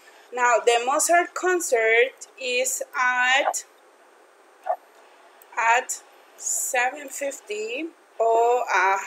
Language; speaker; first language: English; non-native, fluent; Spanish